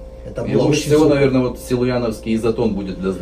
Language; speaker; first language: Russian; native; Russian